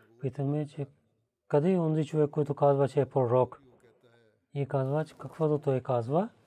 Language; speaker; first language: Bulgarian; non-native, fluent; Urdu